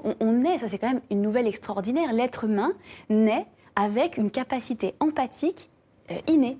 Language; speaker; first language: French; native; French